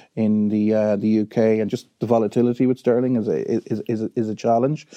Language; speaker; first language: English; native; English